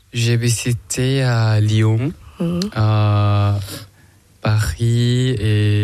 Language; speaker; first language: French; non-native, learner; Thai